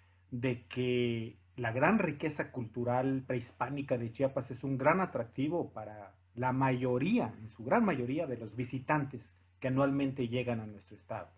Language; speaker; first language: Spanish; native; Spanish